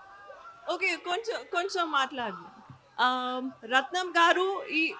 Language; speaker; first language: Telugu; non-native, learner; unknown